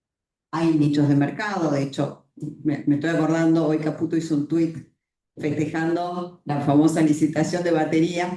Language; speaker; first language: Spanish; native; Spanish